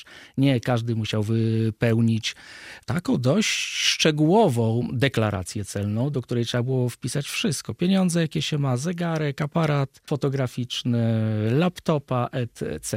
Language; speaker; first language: Polish; native; Polish